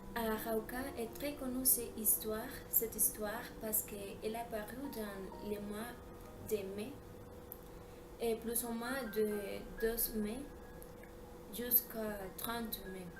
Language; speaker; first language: French; non-native, learner; Spanish